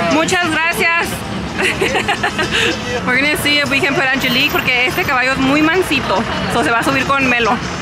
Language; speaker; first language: Spanish; early bilingual, heritage; Spanish